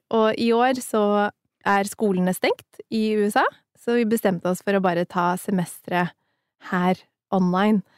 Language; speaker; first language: Norwegian; early bilingual, other home language; Somali